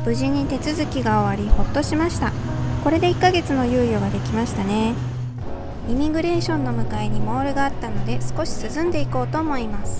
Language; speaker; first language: Japanese; native; Japanese